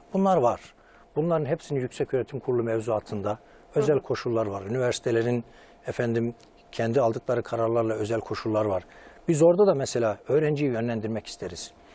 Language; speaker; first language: Turkish; native; Turkish